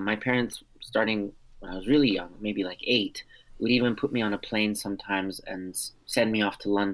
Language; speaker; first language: English; early bilingual, other home language; Armenian